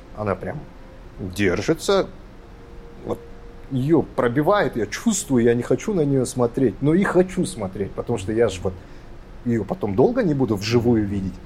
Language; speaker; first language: Russian; non-native, local second language; Kazakh